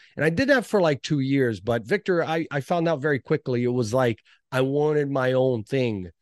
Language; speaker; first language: English; early bilingual, other home language; Portuguese